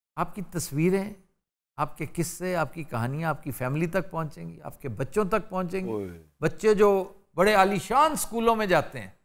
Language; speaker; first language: Urdu; non-native, local second language; Punjabi